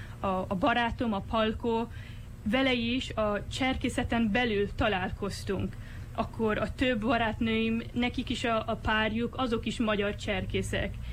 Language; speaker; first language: Hungarian; early bilingual, heritage; Hungarian